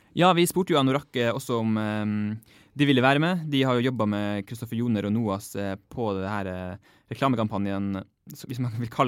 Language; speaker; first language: Norwegian; native; Norwegian